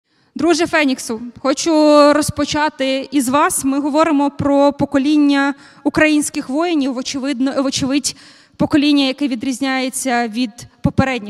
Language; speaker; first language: Ukrainian; native; Ukrainian